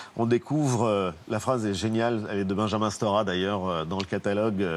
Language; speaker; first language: French; native; French